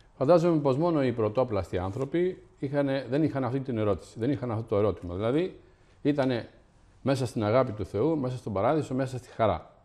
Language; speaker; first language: Greek; native; Greek